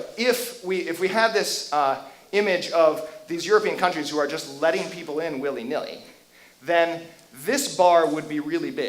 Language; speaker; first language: English; native; English